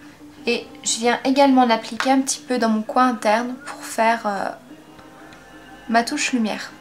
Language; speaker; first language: French; native; French